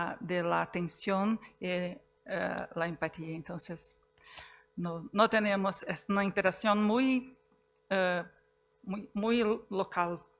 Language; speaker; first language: Spanish; non-native, fluent; Portuguese